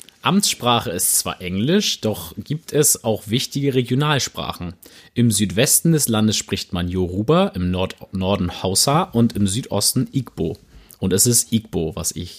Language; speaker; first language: German; native; German